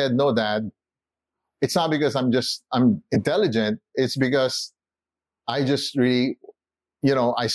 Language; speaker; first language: English; non-native, local second language; Filipino